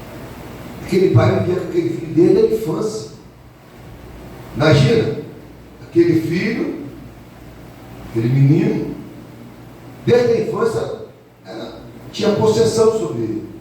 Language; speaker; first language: Portuguese; native; Portuguese